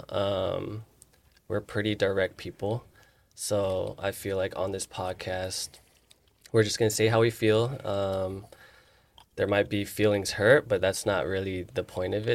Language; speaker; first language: English; early bilingual, other home language; Chinese